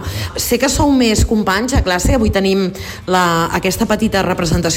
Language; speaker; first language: Catalan; native; Catalan